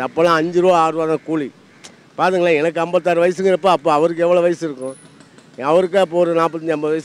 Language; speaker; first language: Tamil; native; Tamil